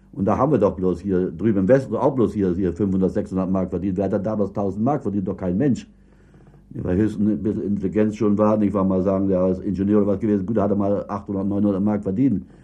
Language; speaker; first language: German; native; German